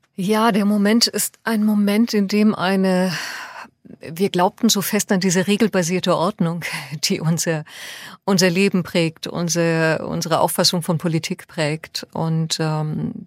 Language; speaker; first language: German; early bilingual, other home language; Persian